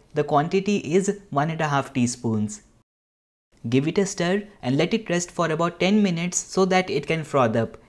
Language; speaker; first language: English; non-native, local second language; Hindi